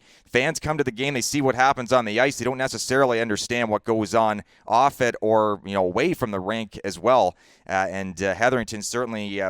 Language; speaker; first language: English; native; English